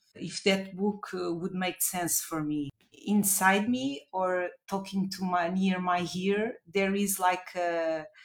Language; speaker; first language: English; non-native, fluent; Portuguese